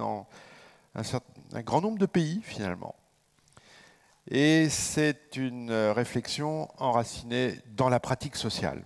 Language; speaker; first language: French; native; French